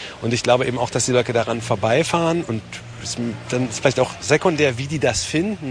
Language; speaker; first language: German; native; German